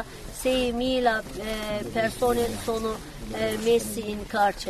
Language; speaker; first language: Italian; non-native, learner; Kurdish